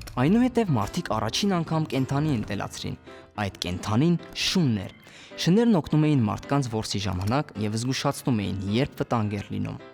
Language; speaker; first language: Armenian; early bilingual, heritage; Armenian